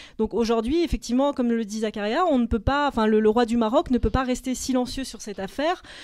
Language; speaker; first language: French; native; French